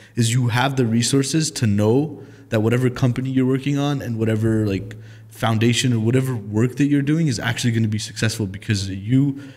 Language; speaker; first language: English; early bilingual, other home language; Nepali